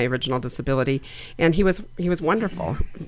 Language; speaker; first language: English; native; English